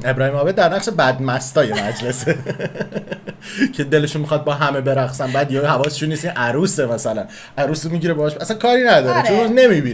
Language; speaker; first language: Persian; native; Persian